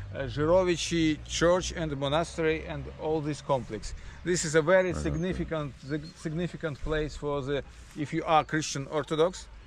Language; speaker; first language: English; non-native, fluent; Russian